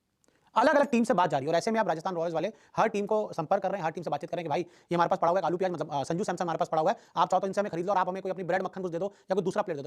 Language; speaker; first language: Hindi; native; Hindi